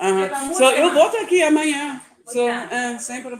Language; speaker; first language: Portuguese; non-native, learner; English